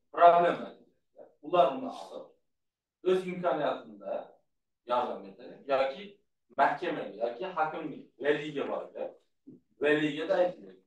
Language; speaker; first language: Turkish; non-native, learner; Uzbek